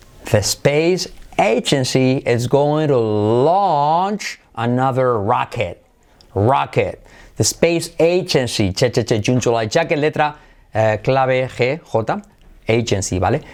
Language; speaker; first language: English; non-native, fluent; Spanish